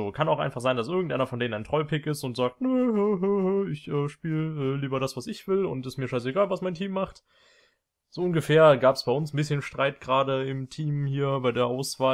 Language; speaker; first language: German; native; German